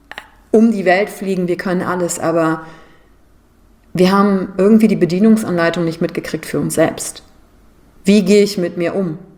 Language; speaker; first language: German; native; German